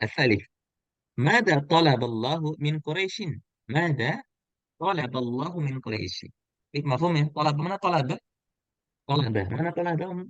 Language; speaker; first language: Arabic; non-native, fluent; Indonesian